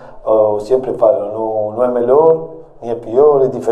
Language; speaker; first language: Portuguese; non-native, fluent; Spanish